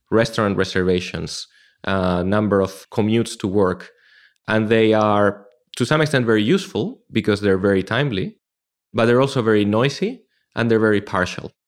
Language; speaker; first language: English; non-native, fluent; Spanish